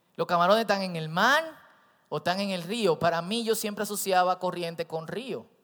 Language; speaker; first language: Spanish; native; Spanish